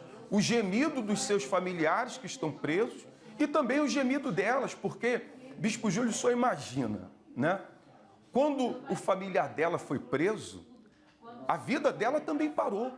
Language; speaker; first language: Portuguese; native; Portuguese